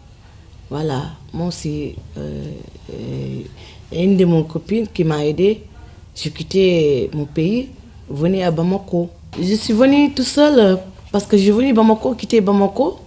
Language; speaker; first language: French; non-native, learner; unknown